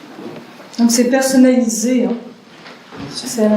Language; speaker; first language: French; native; French